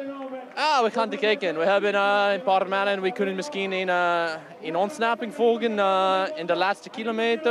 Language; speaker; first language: Dutch; non-native, local second language; French